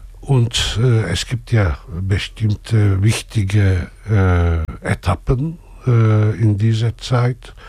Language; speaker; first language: German; non-native, fluent; Turkish